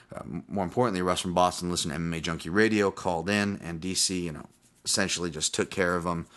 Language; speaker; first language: English; native; English